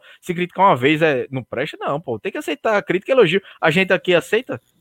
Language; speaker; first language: Portuguese; native; Portuguese